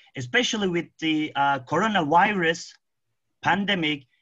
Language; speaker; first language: English; non-native, fluent; Arabic